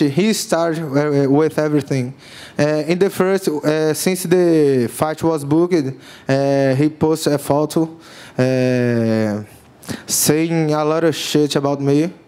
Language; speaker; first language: English; non-native, learner; Portuguese